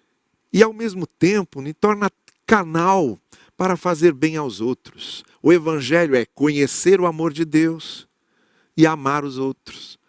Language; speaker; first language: Portuguese; native; Portuguese